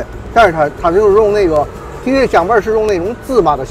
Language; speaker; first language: Chinese; native; Chinese